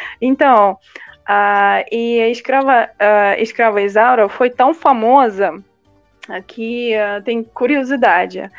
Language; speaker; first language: Portuguese; non-native, fluent; Russian